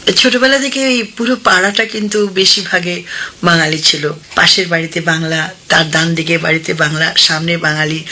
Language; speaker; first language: Bangla; non-native, local second language; Hindi